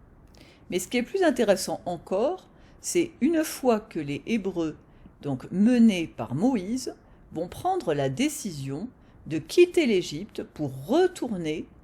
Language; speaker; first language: French; native; French